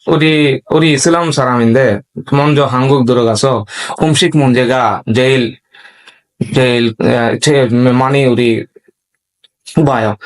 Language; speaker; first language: Korean; non-native, learner; Bangla